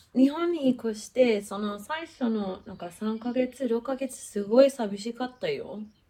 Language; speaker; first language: Japanese; non-native, learner; English